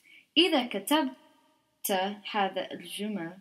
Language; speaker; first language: Arabic; non-native, learner; English